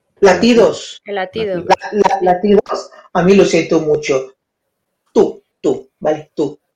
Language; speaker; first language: Spanish; non-native, fluent; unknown